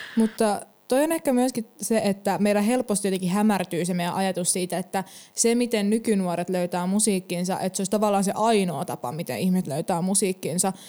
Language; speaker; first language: Finnish; native; Finnish